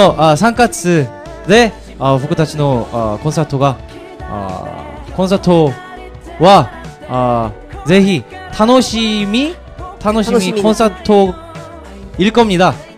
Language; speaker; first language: Japanese; non-native, learner; Korean